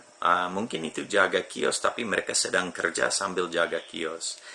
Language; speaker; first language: Indonesian; non-native, fluent; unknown